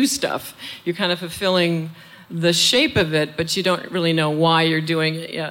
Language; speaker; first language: English; native; English